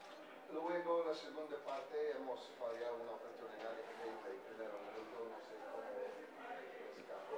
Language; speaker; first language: Spanish; non-native, fluent; English